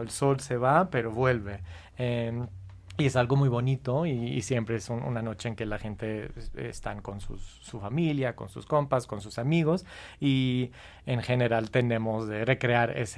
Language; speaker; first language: Spanish; non-native, fluent; English